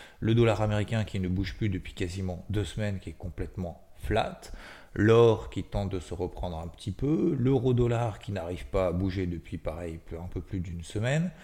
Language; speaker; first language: French; native; French